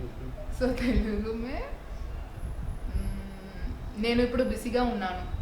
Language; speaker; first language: Telugu; non-native, learner; Tamil